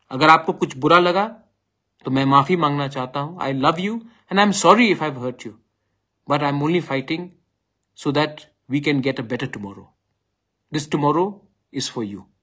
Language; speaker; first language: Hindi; non-native, local second language; Bangla